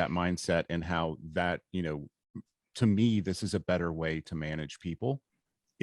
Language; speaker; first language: English; native; English